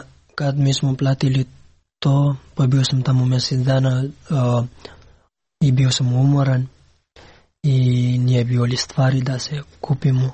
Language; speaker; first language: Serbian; non-native, learner; Pashto